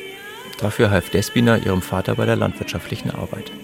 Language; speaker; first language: German; native; German